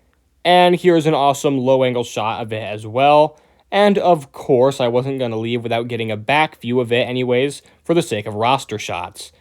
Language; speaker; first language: English; native; English